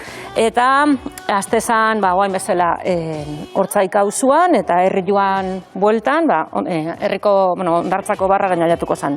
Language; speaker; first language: Basque; native; Basque